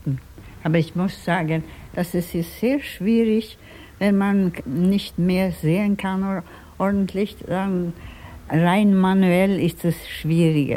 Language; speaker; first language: German; non-native, fluent; Swedish